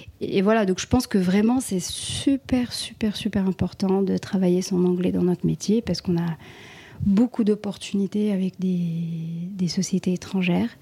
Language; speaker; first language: French; non-native, local second language; Arabic